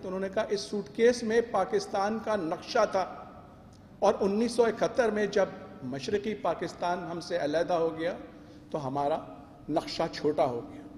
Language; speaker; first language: Urdu; native; Urdu